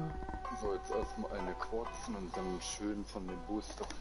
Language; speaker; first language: German; native; German